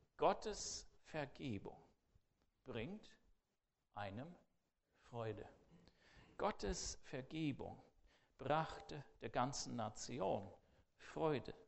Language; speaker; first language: German; non-native, fluent; English